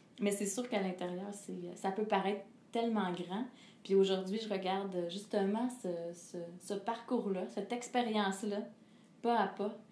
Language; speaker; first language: French; native; French